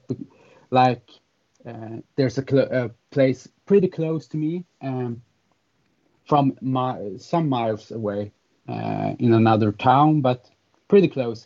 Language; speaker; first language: English; non-native, fluent; Swedish